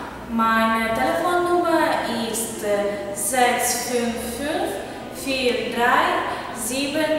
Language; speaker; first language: German; non-native, learner; Ukrainian